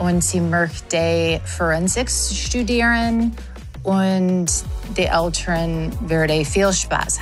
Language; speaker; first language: German; non-native, learner; English